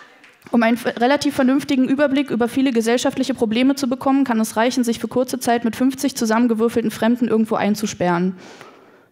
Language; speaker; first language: German; native; German